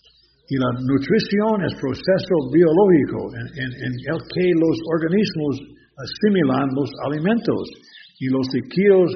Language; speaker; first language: Spanish; non-native, learner; English